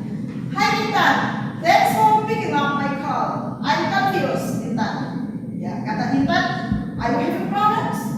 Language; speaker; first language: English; non-native, learner; Indonesian